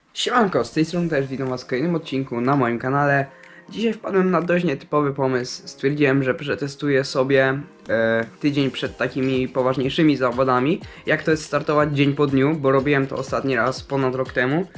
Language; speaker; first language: Polish; native; Polish